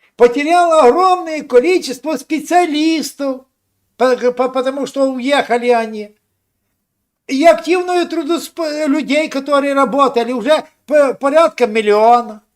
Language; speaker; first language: Russian; non-native, local second language; Ukrainian